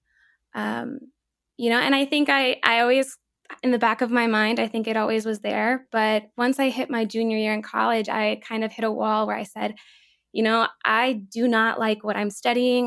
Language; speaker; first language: English; native; English